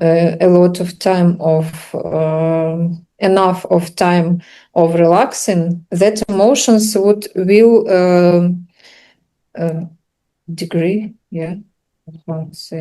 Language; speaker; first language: English; non-native, learner; Russian